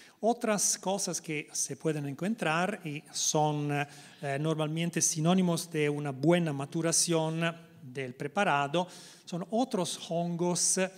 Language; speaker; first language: Spanish; non-native, learner; Italian